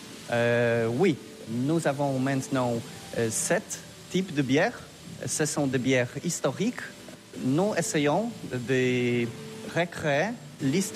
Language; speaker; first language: French; non-native, learner; Polish